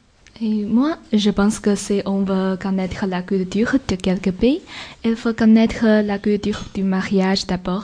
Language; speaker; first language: French; non-native, learner; Chinese